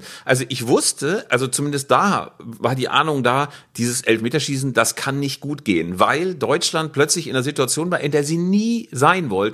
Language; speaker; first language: German; native; German